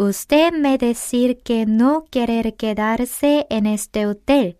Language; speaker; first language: Spanish; non-native, fluent; Korean